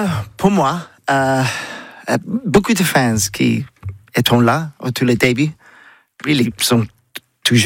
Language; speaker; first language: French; non-native, learner; English